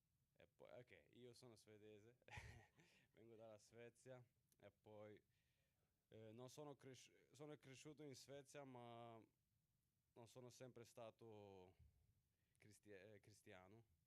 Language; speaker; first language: Italian; non-native, learner; Swedish